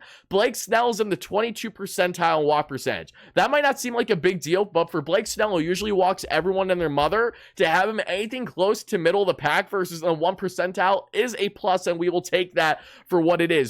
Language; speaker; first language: English; native; English